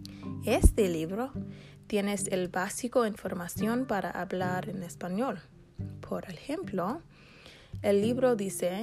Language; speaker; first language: Spanish; non-native, learner; English